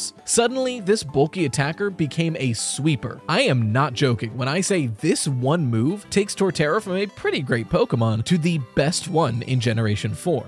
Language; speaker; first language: English; native; English